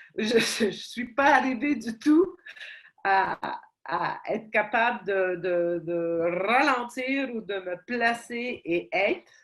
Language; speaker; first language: French; non-native, fluent; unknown